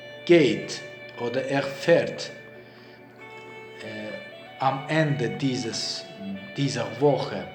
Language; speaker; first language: German; non-native, learner; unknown